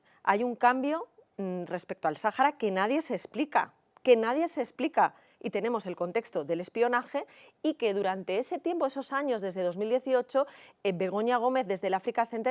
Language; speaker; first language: Spanish; native; Spanish